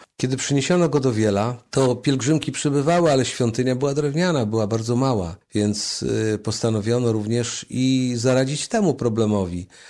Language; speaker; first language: Polish; native; Polish